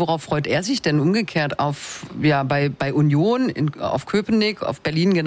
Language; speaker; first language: German; native; German